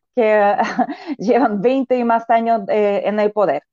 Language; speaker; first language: Spanish; non-native, fluent; Russian